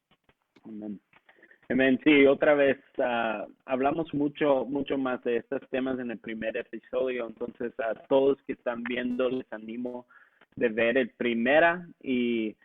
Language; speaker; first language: Spanish; non-native, local second language; English